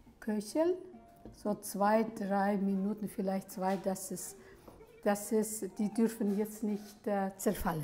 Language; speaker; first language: German; early bilingual, heritage; German